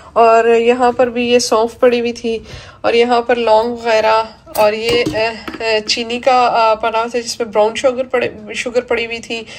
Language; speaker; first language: Urdu; non-native, local second language; Punjabi